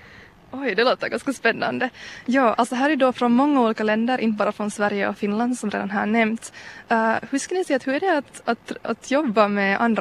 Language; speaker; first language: Swedish; native; Swedish